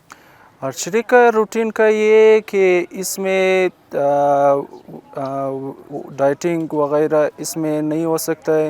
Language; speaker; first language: Hindi; non-native, local second language; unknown